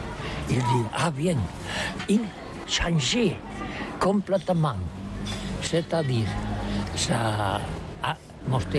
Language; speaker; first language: French; non-native, learner; Catalan